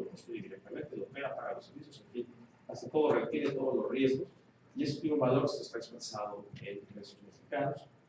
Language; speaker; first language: Spanish; native; Spanish